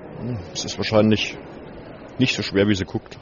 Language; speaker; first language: German; native; German